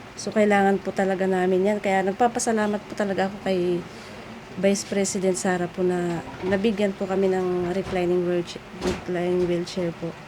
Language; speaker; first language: Filipino; native; Filipino